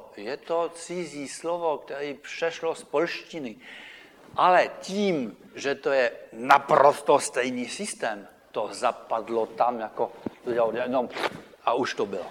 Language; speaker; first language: Czech; non-native, fluent; French